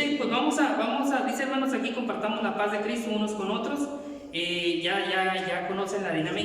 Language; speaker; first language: Spanish; native; Spanish